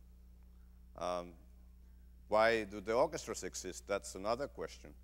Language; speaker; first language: English; non-native, fluent; Finnish